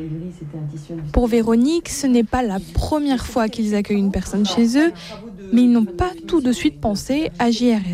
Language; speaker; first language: French; native; French